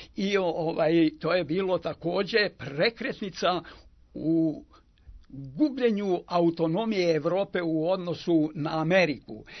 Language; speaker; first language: Serbian; native; Serbian